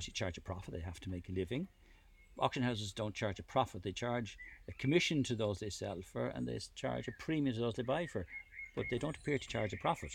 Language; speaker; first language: English; native; English